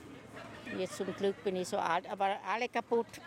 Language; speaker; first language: German; non-native, learner; Thai